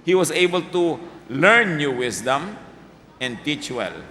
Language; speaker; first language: English; non-native, local second language; Filipino